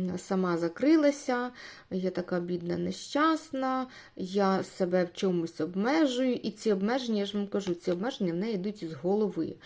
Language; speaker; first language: Ukrainian; non-native, local second language; Russian